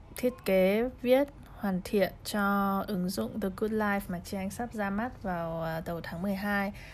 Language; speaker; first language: Vietnamese; early bilingual, heritage; Vietnamese